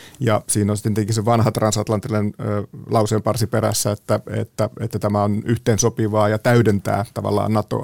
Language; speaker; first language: Finnish; native; Finnish